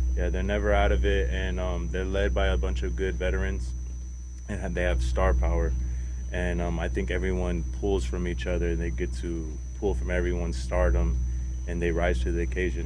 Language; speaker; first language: English; native; English